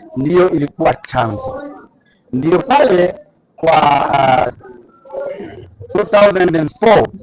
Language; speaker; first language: Swahili; non-native, local second language; Kinyarwanda